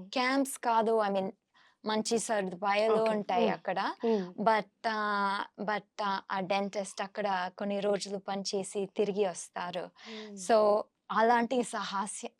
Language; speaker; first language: Telugu; non-native, fluent; English